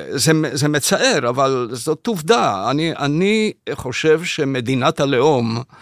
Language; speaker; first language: Hebrew; early bilingual, other home language; Spanish